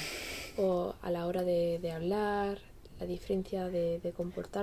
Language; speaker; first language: Spanish; non-native, learner; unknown